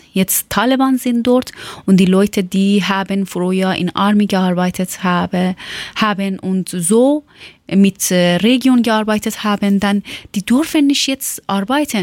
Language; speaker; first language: German; non-native, learner; Persian